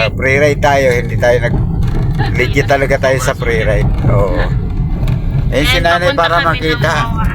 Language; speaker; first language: Filipino; native; Filipino